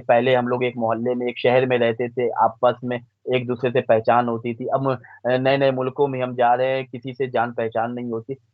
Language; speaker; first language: Urdu; native; Urdu